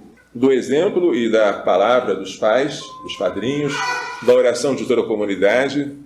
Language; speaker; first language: Portuguese; native; Portuguese